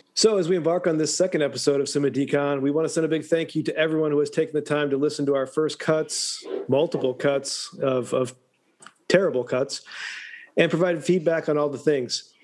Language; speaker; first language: English; native; English